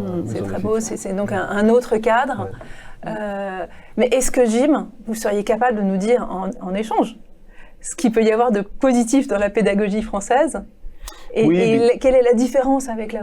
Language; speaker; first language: French; native; French